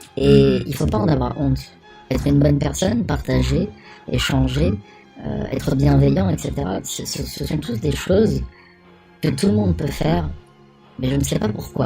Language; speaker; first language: French; native; French